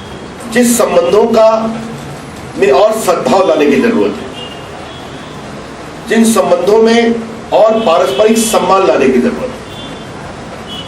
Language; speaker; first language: Hindi; native; Hindi